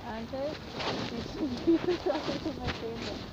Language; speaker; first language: Spanish; non-native, learner; English